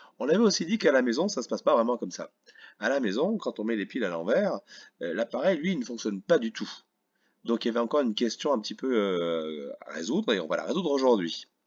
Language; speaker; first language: French; native; French